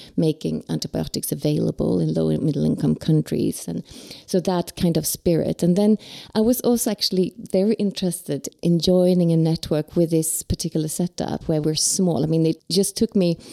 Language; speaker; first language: English; non-native, fluent; Swedish